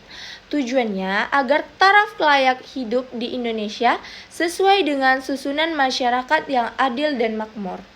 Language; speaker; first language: Indonesian; native; Indonesian